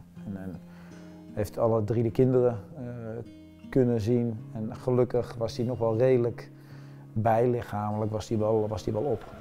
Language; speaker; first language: Dutch; native; Dutch